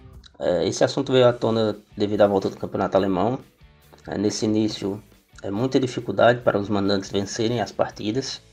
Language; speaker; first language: Portuguese; native; Portuguese